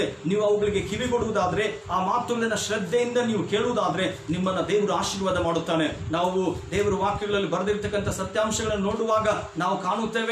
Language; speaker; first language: Kannada; native; Kannada